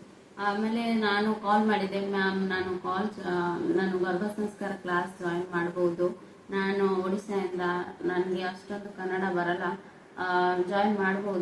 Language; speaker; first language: Kannada; non-native, local second language; Odia